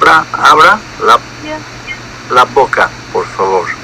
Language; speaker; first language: Spanish; non-native, learner; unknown